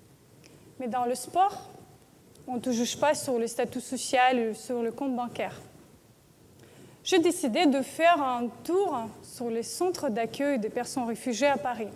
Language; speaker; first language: French; non-native, learner; Russian